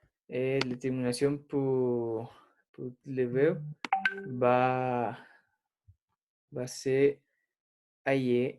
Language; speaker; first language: French; non-native, learner; Spanish